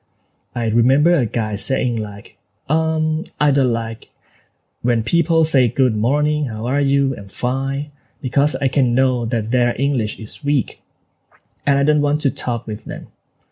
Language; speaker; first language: English; non-native, fluent; Thai